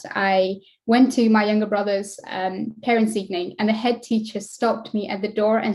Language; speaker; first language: English; native; English